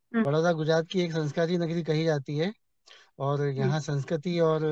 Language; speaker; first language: Hindi; native; Hindi